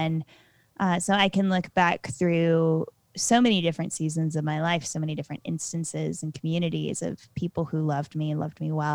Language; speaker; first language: English; native; English